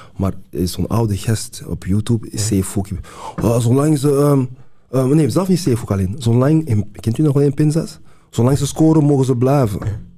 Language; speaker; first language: Dutch; early bilingual, other home language; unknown